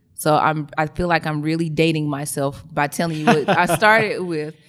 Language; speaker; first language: English; native; English